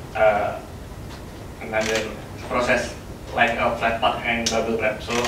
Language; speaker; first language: English; non-native, learner; Indonesian